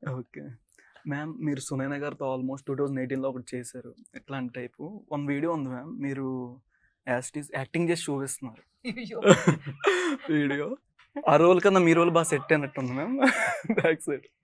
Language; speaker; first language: Telugu; native; Telugu